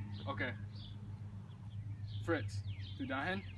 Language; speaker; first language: German; non-native, learner; English